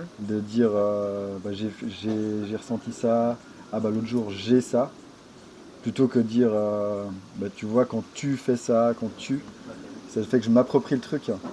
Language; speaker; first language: French; native; French